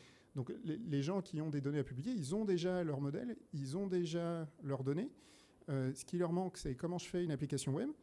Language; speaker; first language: French; native; French